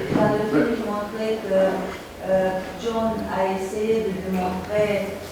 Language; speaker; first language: French; non-native, fluent; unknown